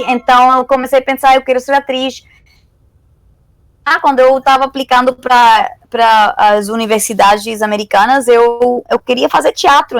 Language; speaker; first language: Portuguese; non-native, learner; Spanish